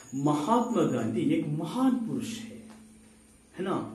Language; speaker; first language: Hindi; non-native, local second language; Kannada